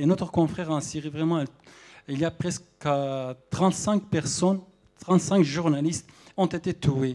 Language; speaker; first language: French; non-native, fluent; Arabic